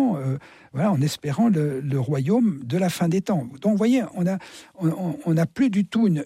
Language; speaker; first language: French; native; French